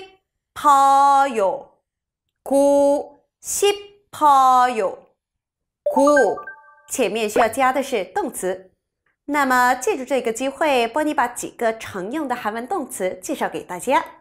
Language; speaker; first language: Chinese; non-native, fluent; Korean